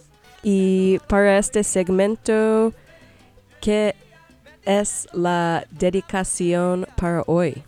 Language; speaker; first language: Spanish; non-native, learner; English